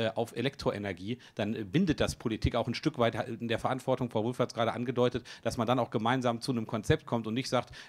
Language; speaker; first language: German; native; German